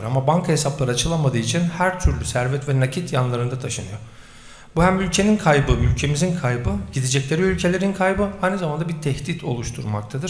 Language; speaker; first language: Turkish; native; Turkish